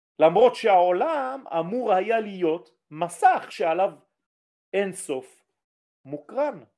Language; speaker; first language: Hebrew; non-native, fluent; French